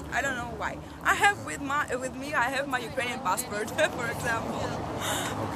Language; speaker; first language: English; non-native, learner; Russian